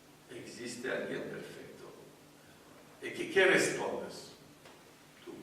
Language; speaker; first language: Spanish; non-native, fluent; French